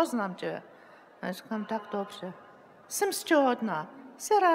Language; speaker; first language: Czech; non-native, learner; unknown